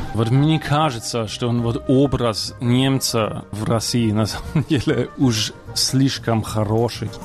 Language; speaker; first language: Russian; non-native, fluent; German